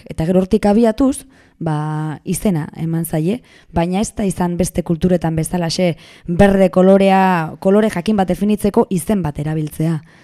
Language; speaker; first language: Basque; non-native, local second language; Spanish